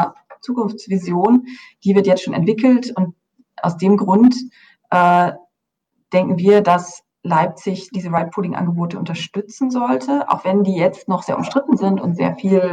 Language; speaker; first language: German; native; German